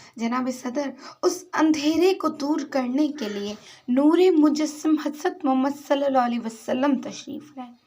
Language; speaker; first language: Urdu; non-native, local second language; Sindhi